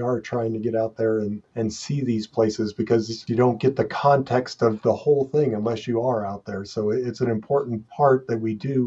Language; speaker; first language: English; native; English